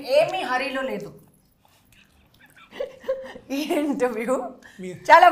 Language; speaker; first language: Telugu; non-native, learner; Hindi